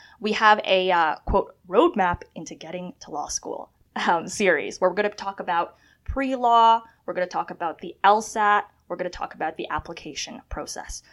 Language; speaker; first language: English; early bilingual, other home language; Chinese